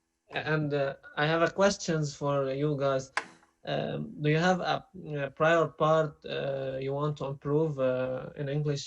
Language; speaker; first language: English; non-native, learner; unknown